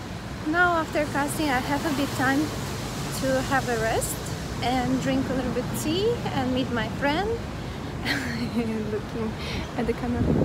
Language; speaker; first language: English; non-native, fluent; Russian